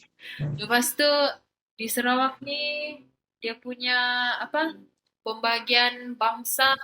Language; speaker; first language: Malay; native; Malay